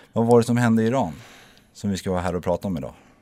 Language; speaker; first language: Swedish; native; Swedish